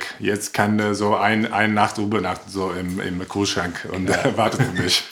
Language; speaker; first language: German; non-native, learner; Croatian